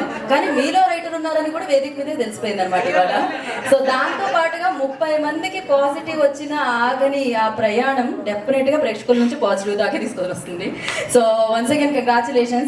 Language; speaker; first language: Telugu; native; Telugu